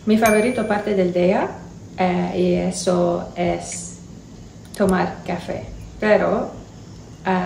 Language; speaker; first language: Spanish; non-native, learner; English